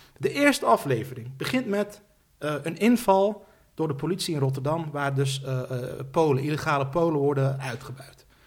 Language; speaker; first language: Dutch; early bilingual, other home language; Turkish